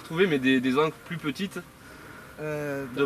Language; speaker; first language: French; native; French